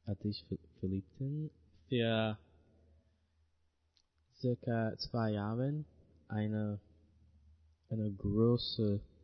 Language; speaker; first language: German; non-native, learner; English